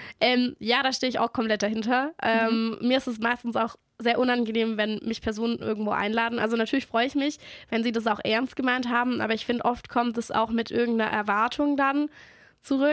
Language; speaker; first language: German; native; German